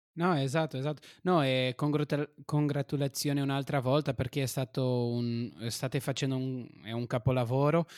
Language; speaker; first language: Italian; non-native, fluent; Portuguese